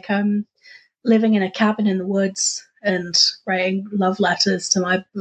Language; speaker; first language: English; native; English